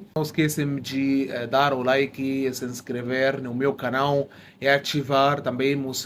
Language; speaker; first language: Portuguese; non-native, fluent; Arabic